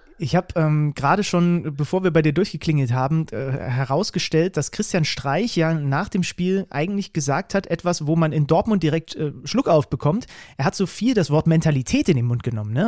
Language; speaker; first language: German; native; German